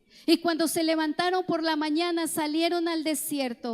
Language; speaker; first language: Spanish; native; Spanish